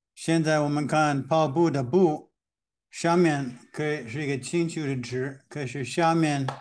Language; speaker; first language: Chinese; non-native, fluent; English